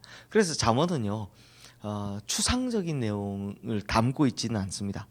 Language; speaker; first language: Korean; native; Korean